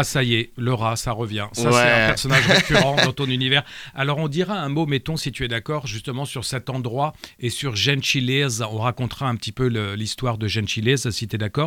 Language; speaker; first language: French; native; French